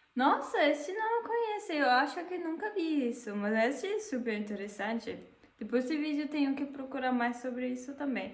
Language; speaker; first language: Portuguese; non-native, fluent; German